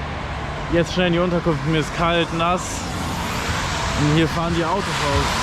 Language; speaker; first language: German; native; German